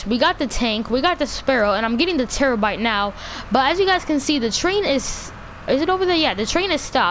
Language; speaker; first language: English; native; English